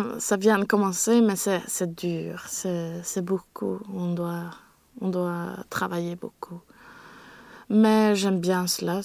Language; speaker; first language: French; non-native, learner; Swedish